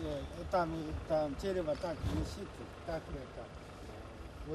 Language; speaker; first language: Russian; non-native, learner; Korean